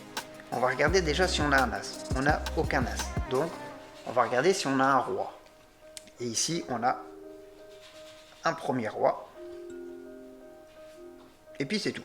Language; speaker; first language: French; native; French